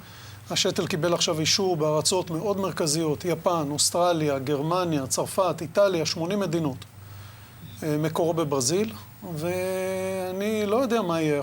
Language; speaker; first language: Hebrew; native; Hebrew